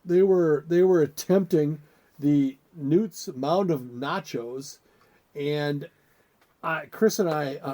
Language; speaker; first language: English; native; English